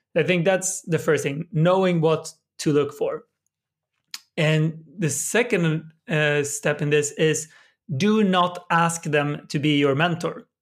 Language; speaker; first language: English; non-native, fluent; Swedish